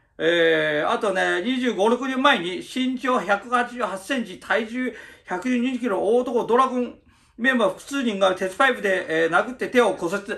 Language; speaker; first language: Japanese; early bilingual, other home language; Chinese